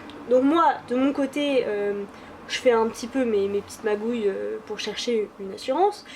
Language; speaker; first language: French; native; French